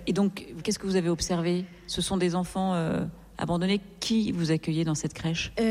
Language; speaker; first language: French; native; French